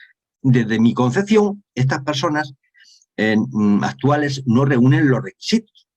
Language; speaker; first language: Spanish; native; Spanish